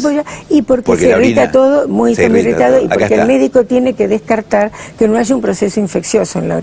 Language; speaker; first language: Spanish; native; Spanish